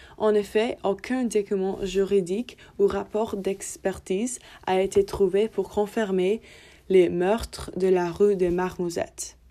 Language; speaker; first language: French; non-native, learner; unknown